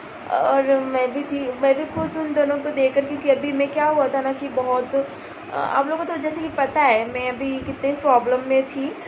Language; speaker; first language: Hindi; native; Hindi